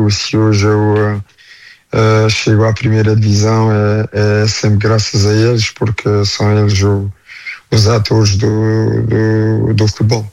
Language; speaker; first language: Portuguese; early bilingual, heritage; French